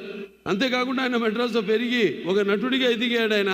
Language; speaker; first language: Telugu; native; Telugu